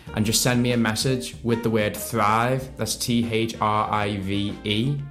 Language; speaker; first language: English; native; English